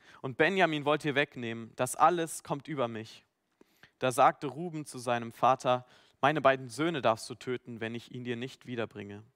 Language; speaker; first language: German; native; German